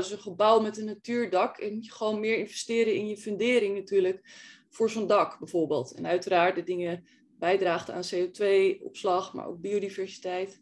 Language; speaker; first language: Dutch; native; Dutch